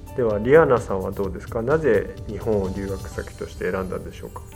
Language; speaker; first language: Japanese; native; Japanese